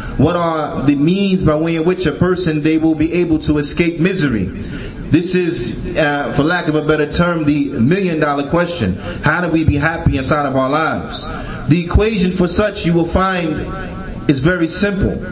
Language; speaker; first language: English; native; English